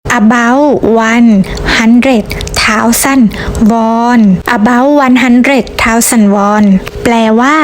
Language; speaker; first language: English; non-native, learner; Thai